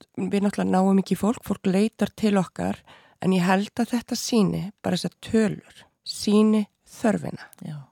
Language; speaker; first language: Icelandic; native; Icelandic